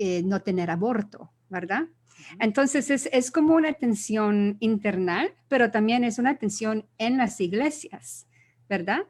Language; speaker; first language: Spanish; early bilingual, other home language; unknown